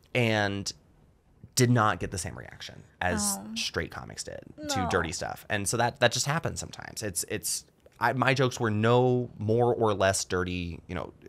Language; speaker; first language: English; native; English